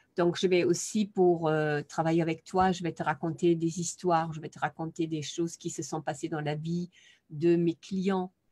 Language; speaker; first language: French; non-native, fluent; German